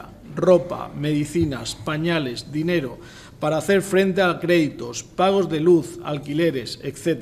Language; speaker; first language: Spanish; native; Spanish